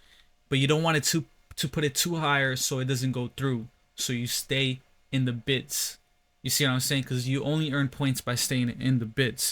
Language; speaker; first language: English; native; English